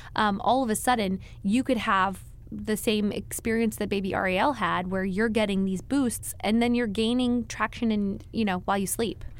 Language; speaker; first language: English; native; English